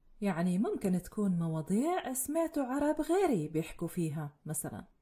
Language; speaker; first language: Arabic; native; Arabic